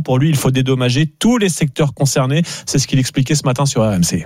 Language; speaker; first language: French; native; French